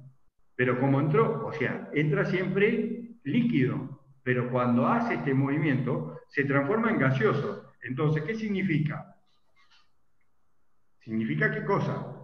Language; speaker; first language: Spanish; native; Spanish